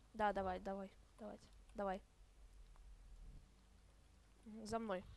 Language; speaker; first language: Russian; native; Russian